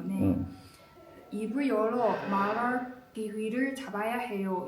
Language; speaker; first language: Korean; non-native, learner; Chinese